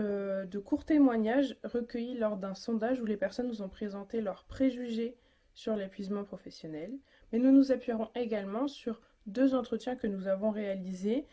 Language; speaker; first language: French; native; French